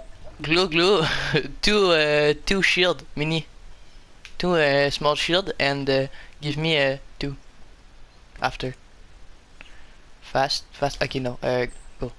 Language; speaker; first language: English; non-native, learner; French